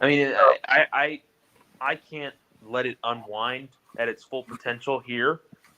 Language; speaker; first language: English; native; English